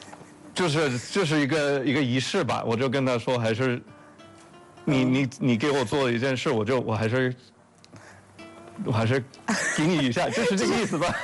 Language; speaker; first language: Chinese; non-native, fluent; English